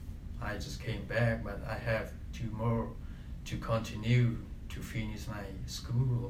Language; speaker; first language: English; non-native, learner; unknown